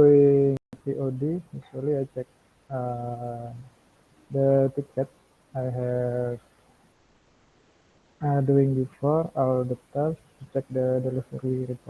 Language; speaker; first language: English; non-native, learner; Indonesian